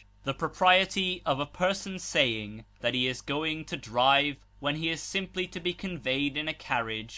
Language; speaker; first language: English; native; English